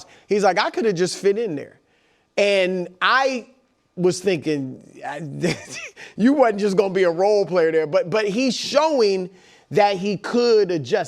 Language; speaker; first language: English; native; English